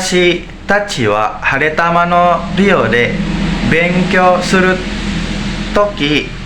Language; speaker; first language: Japanese; non-native, learner; Indonesian